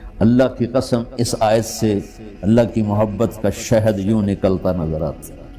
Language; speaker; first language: Urdu; non-native, local second language; Punjabi